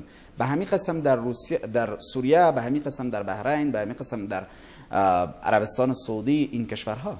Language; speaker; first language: Persian; native; Persian